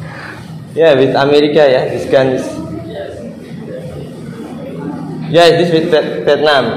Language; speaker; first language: English; non-native, learner; Javanese